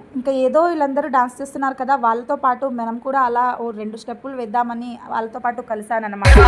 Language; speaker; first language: Telugu; non-native, local second language; Lambadi